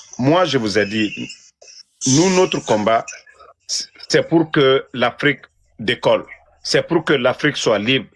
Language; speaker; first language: French; non-native, local second language; Mandingo